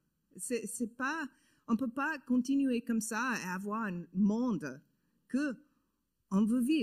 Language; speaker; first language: French; non-native, learner; English